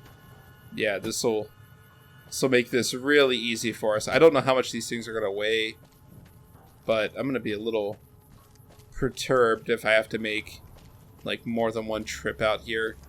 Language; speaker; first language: English; native; English